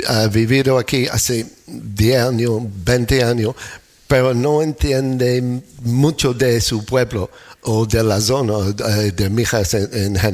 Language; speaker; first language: Spanish; non-native, fluent; English